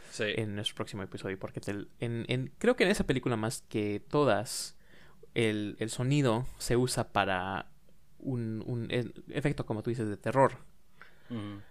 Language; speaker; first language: Spanish; non-native, learner; English